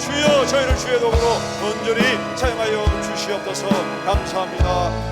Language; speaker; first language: Korean; native; Korean